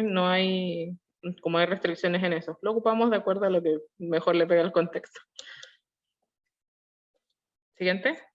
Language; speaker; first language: Spanish; non-native, learner; Korean